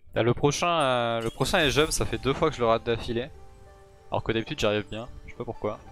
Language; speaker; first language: French; native; French